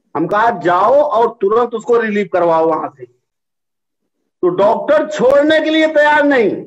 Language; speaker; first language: Hindi; native; Hindi